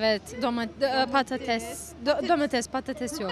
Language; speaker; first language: Turkish; non-native, fluent; Bosnian